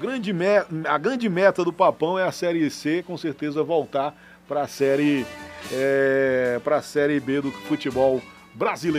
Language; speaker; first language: Portuguese; native; Portuguese